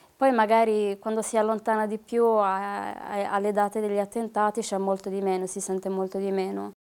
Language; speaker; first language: Italian; early bilingual, other home language; Arabic